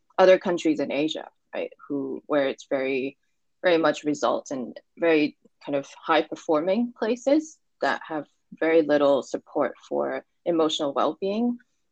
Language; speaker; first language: English; non-native, local second language; Cantonese